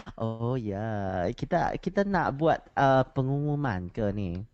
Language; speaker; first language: Malay; non-native, learner; Chinese